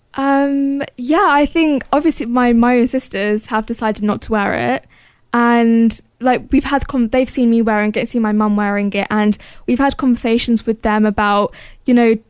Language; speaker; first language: English; early bilingual, other home language; Arabic